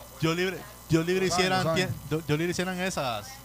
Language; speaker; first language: Spanish; native; Spanish